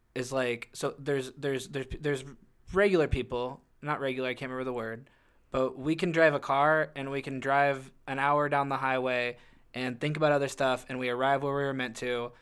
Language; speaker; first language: English; native; English